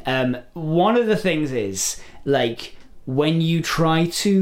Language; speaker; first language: English; native; English